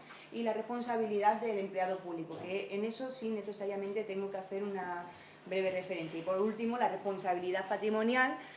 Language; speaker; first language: Spanish; native; Spanish